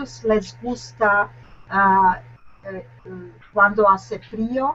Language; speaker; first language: Spanish; non-native, learner; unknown